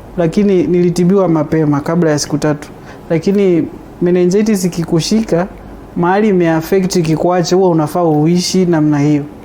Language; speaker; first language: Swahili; non-native, local second language; Gusii